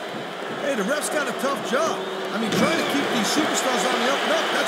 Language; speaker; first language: English; native; English